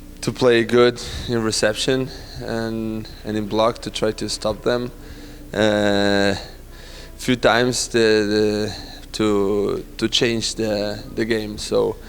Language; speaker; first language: English; non-native, fluent; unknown